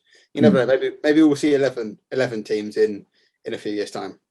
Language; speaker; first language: English; native; English